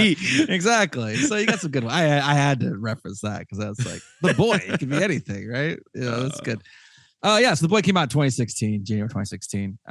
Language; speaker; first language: English; native; English